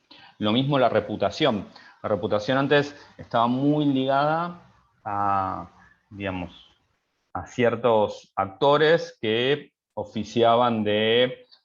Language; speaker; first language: Spanish; native; Spanish